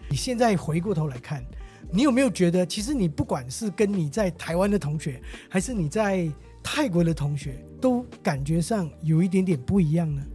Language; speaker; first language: Chinese; native; Chinese